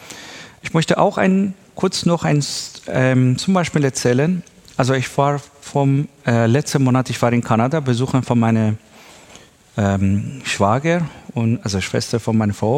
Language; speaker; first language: German; non-native, learner; Persian